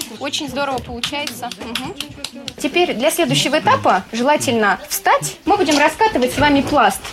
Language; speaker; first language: Russian; native; Russian